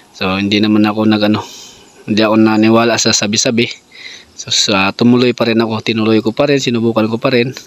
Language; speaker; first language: Filipino; non-native, local second language; Cebuano